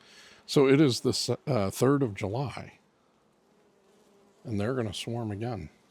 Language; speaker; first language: English; native; English